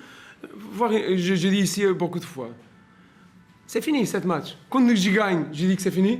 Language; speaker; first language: French; non-native, learner; Portuguese